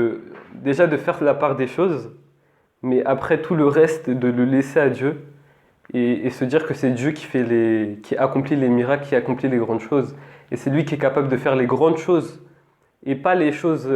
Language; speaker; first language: French; native; French